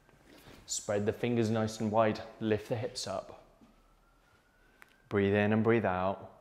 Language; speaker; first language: English; native; English